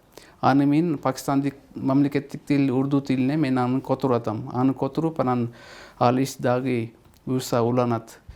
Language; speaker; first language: Kyrgyz; non-native, fluent; Urdu